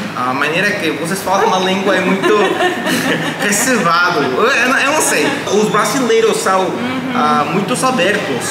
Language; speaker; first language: Portuguese; non-native, fluent; English